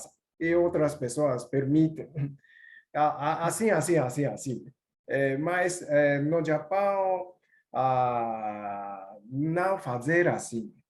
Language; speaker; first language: Portuguese; non-native, learner; Japanese